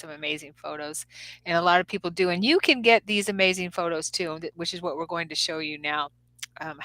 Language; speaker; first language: English; native; English